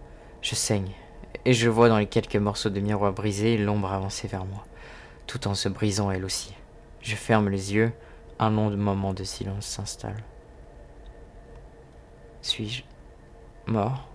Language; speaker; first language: French; native; French